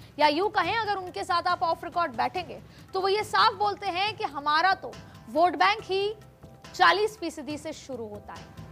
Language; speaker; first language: Hindi; native; Hindi